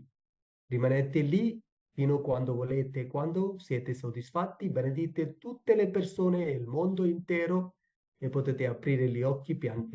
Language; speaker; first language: Italian; non-native, fluent; Tamil